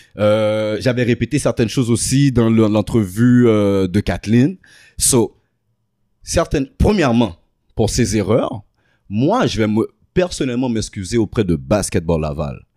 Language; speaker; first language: French; early bilingual, other home language; Haitian Creole